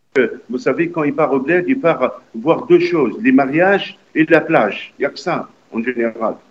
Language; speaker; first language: French; non-native, local second language; Arabic